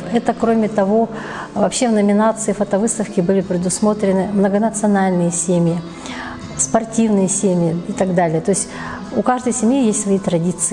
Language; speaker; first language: Russian; native; Russian